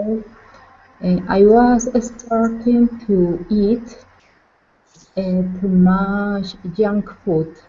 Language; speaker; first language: English; non-native, learner; Spanish